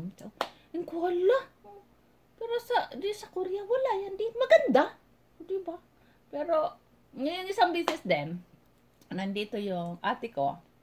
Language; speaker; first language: Filipino; non-native, local second language; Cebuano